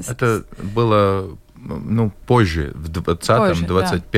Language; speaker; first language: Russian; non-native, local second language; Latvian